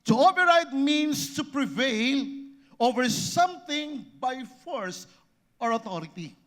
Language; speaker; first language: English; non-native, local second language; Filipino